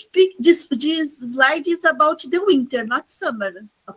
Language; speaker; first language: English; non-native, learner; Portuguese